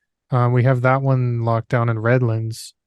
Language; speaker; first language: English; native; English